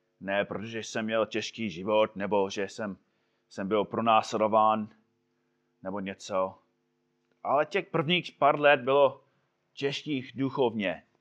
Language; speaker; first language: Czech; non-native, fluent; English